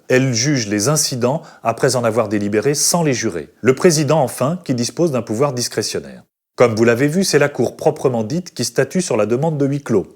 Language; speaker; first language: French; native; French